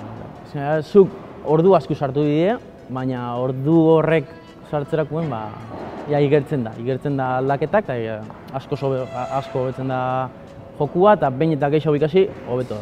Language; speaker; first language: Basque; native; Basque